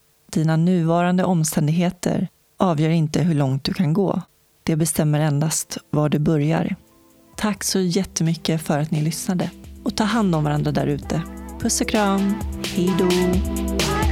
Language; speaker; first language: Swedish; native; Swedish